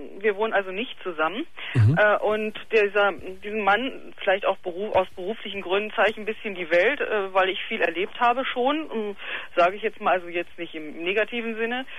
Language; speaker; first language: German; native; German